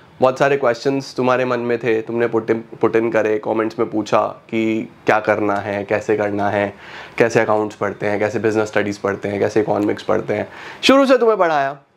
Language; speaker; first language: Hindi; native; Hindi